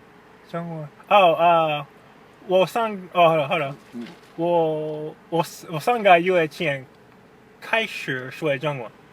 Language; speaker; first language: Chinese; non-native, learner; English